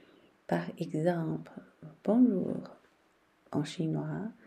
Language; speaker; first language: French; non-native, learner; Chinese